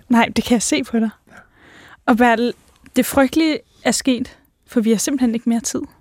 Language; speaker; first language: Danish; native; Danish